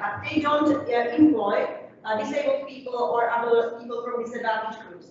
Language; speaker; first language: English; non-native, fluent; Czech